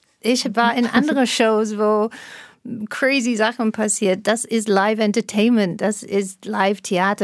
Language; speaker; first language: German; non-native, fluent; English